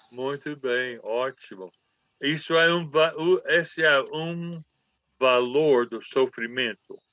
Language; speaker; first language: Portuguese; non-native, fluent; English